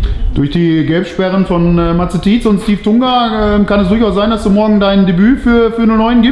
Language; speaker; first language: German; native; German